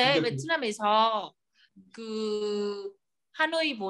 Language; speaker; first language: Korean; non-native, learner; Vietnamese